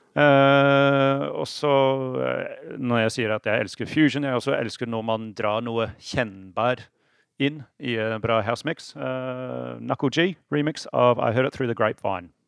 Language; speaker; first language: Norwegian; non-native, fluent; English